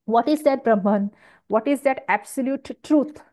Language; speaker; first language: English; non-native, local second language; Marathi